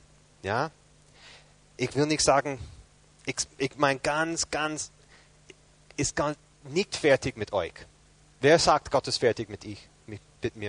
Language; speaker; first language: German; non-native, fluent; English